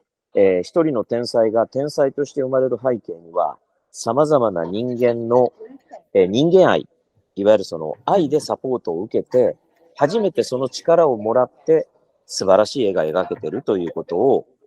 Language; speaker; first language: Japanese; native; Japanese